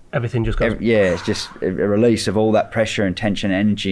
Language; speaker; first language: English; native; English